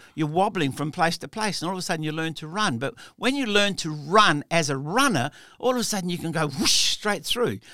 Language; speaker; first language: English; early bilingual, other home language; Italian